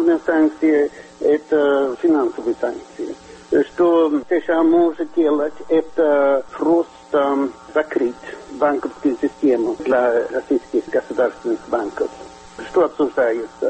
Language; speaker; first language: Russian; non-native, fluent; Swedish